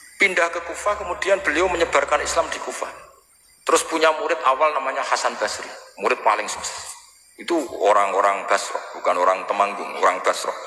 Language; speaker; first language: Indonesian; non-native, local second language; Javanese